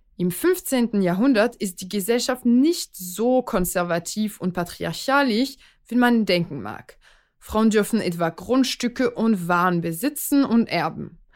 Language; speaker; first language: German; non-native, fluent; French